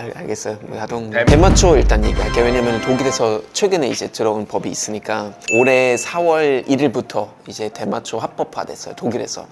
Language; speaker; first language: Korean; non-native, fluent; German